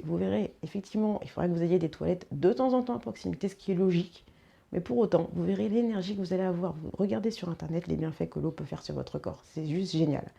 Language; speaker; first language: French; native; French